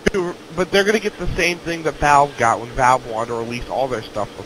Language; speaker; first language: English; native; English